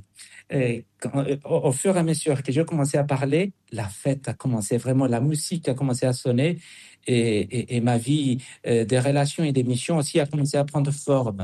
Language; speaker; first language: French; non-native, fluent; Spanish